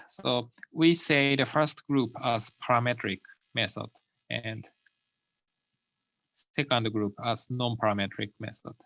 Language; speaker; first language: English; non-native, fluent; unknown